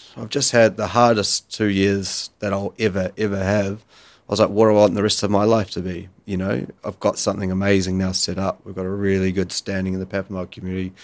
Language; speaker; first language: English; native; English